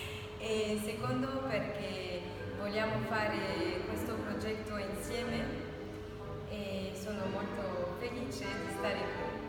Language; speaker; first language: Italian; non-native, learner; Arabic